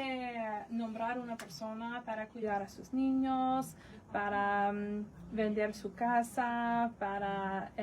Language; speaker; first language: Spanish; non-native, fluent; English